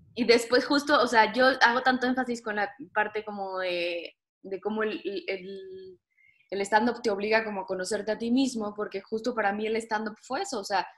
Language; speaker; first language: Spanish; native; Spanish